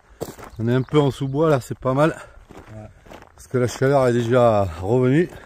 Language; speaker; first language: French; native; French